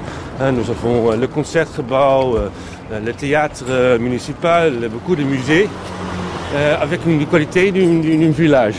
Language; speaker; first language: French; non-native, fluent; Dutch